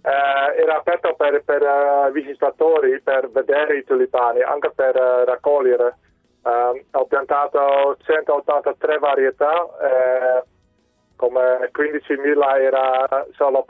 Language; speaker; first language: Italian; non-native, learner; Dutch